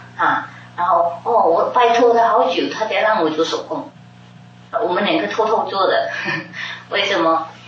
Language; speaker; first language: Chinese; non-native, fluent; Vietnamese